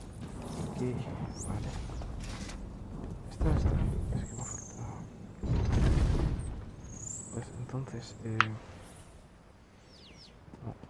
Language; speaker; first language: Spanish; non-native, learner; French